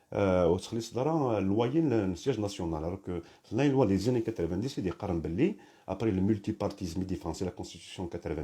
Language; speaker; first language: French; non-native, local second language; Kabyle